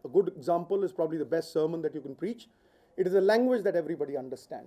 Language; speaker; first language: English; non-native, local second language; Punjabi